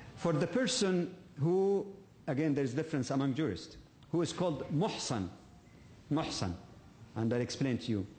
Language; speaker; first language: English; non-native, fluent; Arabic